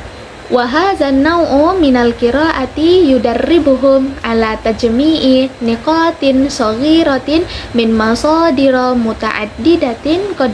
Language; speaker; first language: Arabic; non-native, learner; Indonesian